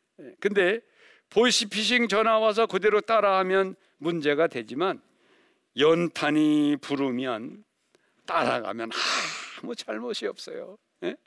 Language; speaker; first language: Korean; native; Korean